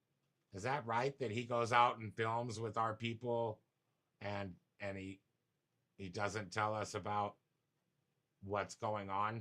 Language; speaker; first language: English; native; English